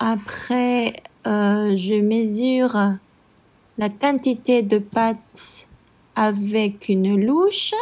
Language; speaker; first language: French; non-native, fluent; Spanish